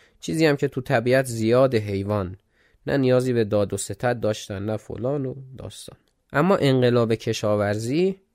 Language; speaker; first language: Persian; non-native, local second language; Azerbaijani